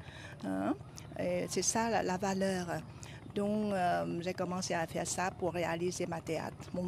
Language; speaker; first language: French; non-native, fluent; Vietnamese